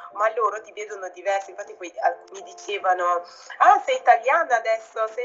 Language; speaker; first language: Italian; non-native, fluent; Upper Guinea Crioulo